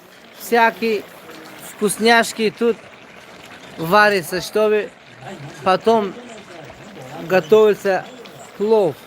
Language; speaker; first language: Russian; non-native, local second language; Tajik